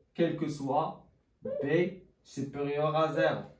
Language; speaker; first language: French; non-native, local second language; Arabic